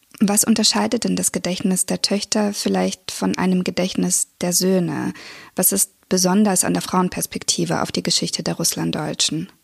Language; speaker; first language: German; early bilingual, other home language; Russian